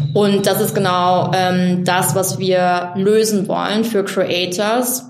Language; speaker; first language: German; early bilingual, other home language; Vietnamese